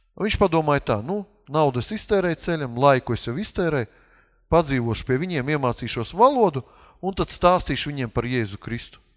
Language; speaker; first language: Latvian; non-native, local second language; Russian